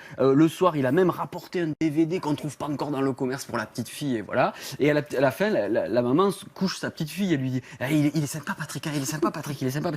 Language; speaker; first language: French; native; French